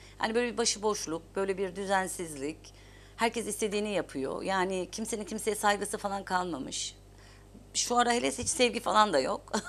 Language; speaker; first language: Turkish; native; Turkish